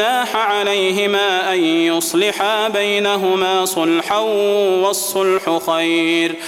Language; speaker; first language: Arabic; native; Arabic